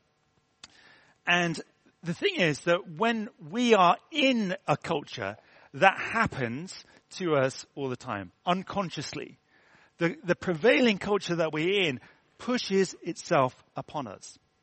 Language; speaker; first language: English; native; English